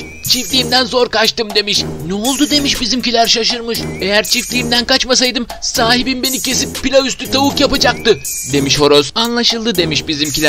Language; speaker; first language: Turkish; native; Turkish